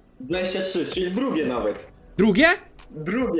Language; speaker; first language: Polish; native; Polish